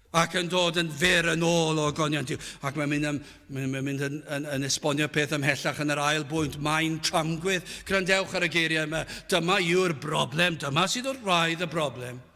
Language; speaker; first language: Welsh; native; Welsh